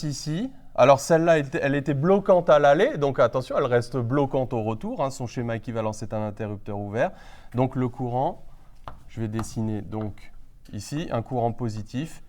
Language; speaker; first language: French; native; French